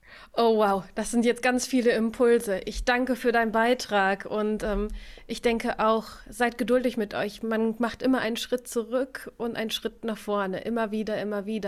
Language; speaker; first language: German; native; German